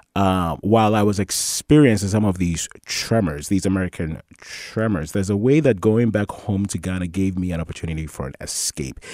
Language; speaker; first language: English; early bilingual, other home language; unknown